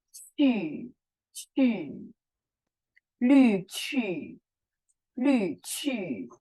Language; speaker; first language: Chinese; non-native, fluent; Indonesian